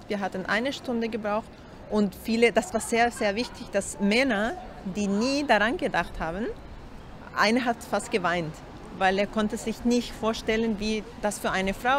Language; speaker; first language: German; non-native, learner; Spanish